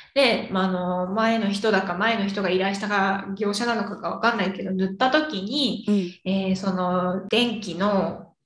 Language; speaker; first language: Japanese; native; Japanese